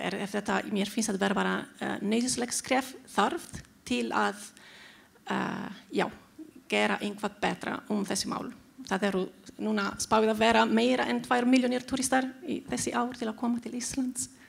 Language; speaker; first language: Icelandic; non-native, learner; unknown